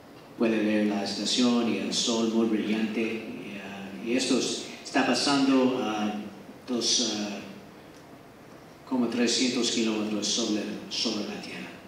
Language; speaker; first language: Spanish; non-native, fluent; English